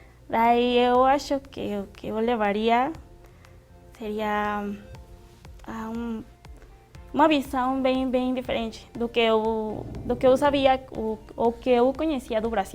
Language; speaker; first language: Portuguese; non-native, fluent; Spanish